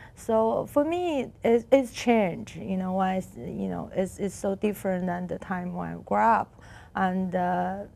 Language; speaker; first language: English; non-native, learner; Chinese